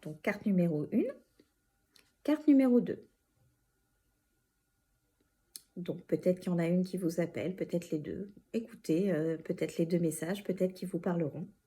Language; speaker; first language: French; native; French